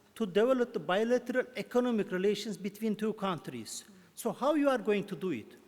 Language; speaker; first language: English; non-native, fluent; Turkish